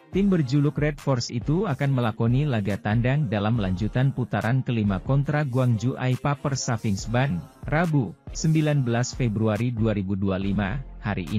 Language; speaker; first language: Indonesian; native; Indonesian